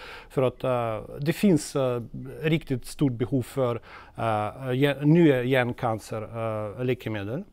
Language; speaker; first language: Swedish; non-native, fluent; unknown